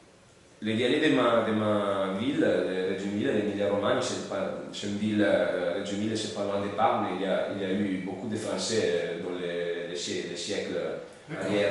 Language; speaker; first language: French; non-native, learner; Italian